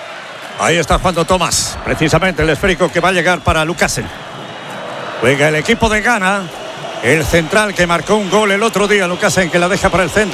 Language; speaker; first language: Spanish; native; Spanish